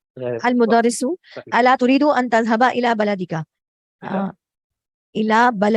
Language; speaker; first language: Arabic; non-native, learner; Urdu